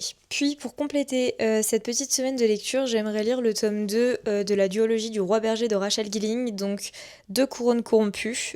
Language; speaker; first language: French; native; French